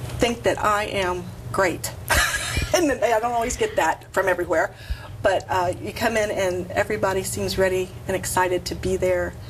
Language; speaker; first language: English; native; English